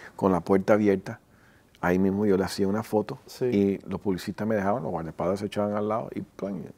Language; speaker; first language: Spanish; early bilingual, heritage; Spanish